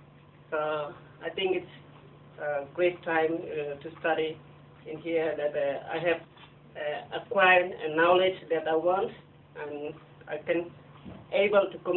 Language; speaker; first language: English; non-native, learner; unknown